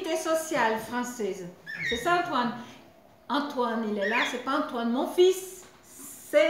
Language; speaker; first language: French; non-native, fluent; Portuguese